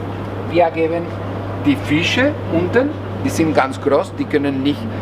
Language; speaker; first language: German; non-native, learner; Spanish